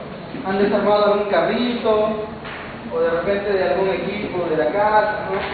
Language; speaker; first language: Spanish; native; Spanish